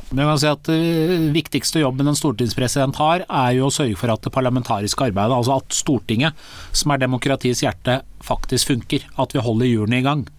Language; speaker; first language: Norwegian; early bilingual, other home language; Persian